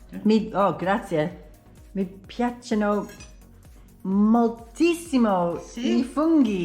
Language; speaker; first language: Italian; non-native, learner; English